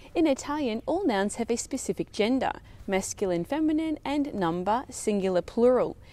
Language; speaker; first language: English; early bilingual, other home language; Italian